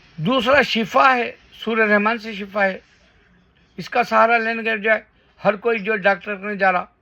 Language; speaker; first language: Urdu; native; Urdu